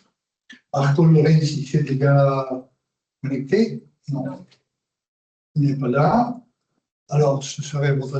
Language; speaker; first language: French; non-native, fluent; Spanish